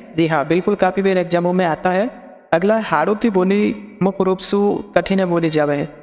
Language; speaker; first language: Hindi; native; Hindi